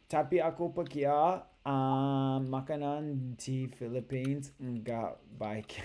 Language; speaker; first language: Indonesian; non-native, learner; English